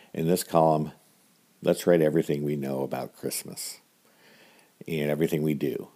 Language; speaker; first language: English; native; English